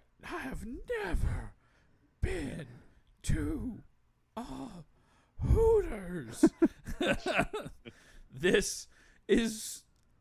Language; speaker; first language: English; native; English